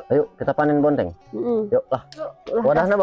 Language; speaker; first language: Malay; non-native, local second language; Sundanese